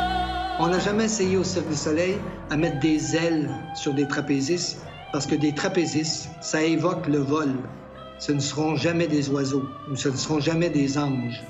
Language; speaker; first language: French; native; French